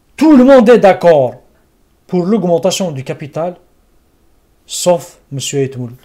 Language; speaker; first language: French; non-native, local second language; Kabyle